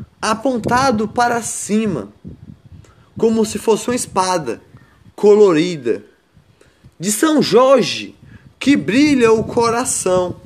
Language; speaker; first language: Portuguese; native; Portuguese